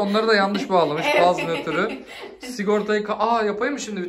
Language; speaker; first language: Turkish; native; Turkish